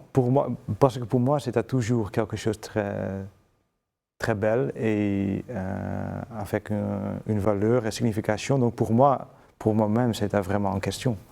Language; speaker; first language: French; non-native, fluent; Dutch